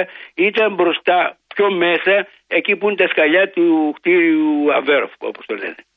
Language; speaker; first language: Greek; native; Greek